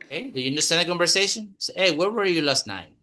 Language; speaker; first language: English; non-native, fluent; Spanish